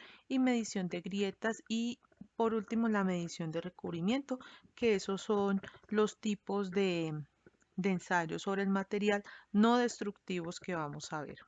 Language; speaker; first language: Spanish; native; Spanish